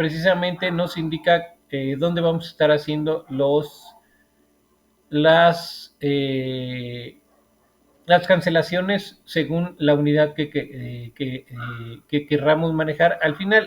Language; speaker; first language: Spanish; native; Spanish